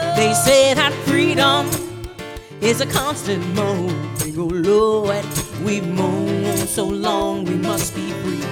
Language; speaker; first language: English; native; English